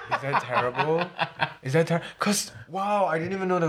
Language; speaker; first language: English; early bilingual, other home language; Chinese